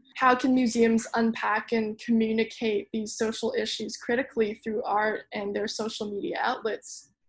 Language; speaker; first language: English; non-native, local second language; Cantonese